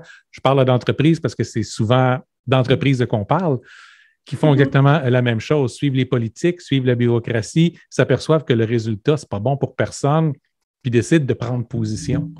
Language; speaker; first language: French; native; French